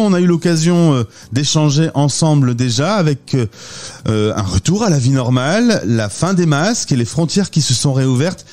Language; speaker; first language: French; native; French